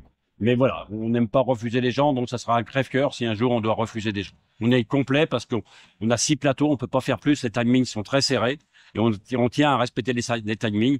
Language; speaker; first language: French; native; French